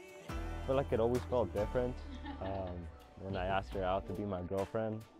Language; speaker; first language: English; early bilingual, other home language; Spanish